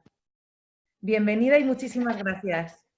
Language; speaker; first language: Spanish; native; Spanish